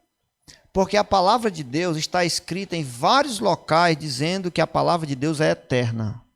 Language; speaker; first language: Portuguese; native; Portuguese